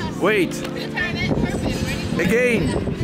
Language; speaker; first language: English; non-native, learner; Italian